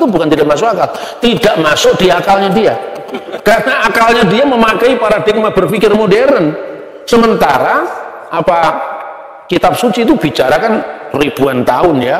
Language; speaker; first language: Indonesian; native; Indonesian